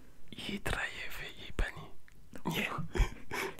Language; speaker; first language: Russian; non-native, learner; French